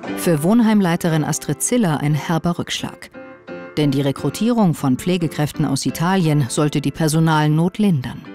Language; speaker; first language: German; native; German